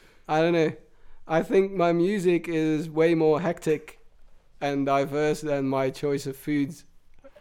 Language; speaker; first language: English; native; English